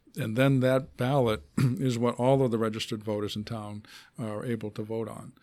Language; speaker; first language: English; native; English